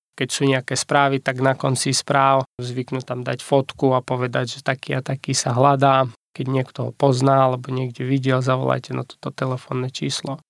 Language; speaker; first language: Slovak; non-native, fluent; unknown